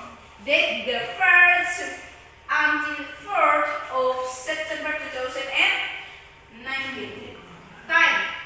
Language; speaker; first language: English; non-native, fluent; Indonesian